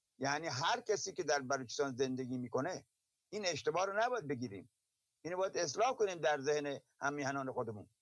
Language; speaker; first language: Persian; non-native, local second language; Baluchi